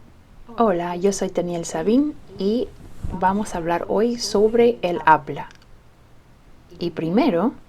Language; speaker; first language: Spanish; early bilingual, heritage; Spanish